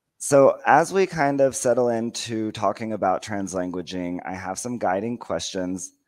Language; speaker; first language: English; native; English